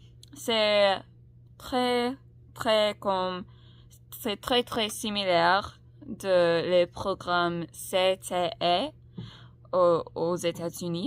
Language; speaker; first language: French; non-native, learner; English